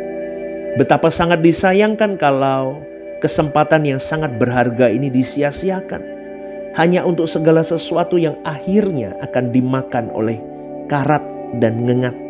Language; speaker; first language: Indonesian; native; Indonesian